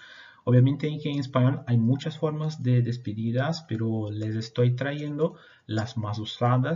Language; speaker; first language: Spanish; non-native, fluent; Portuguese